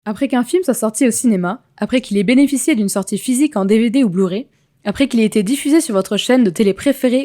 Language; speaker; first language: French; native; French